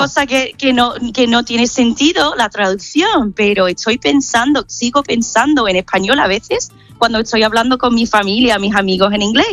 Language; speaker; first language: Spanish; non-native, fluent; English